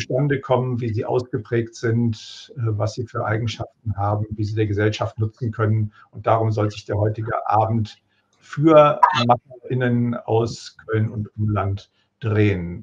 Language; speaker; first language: German; native; German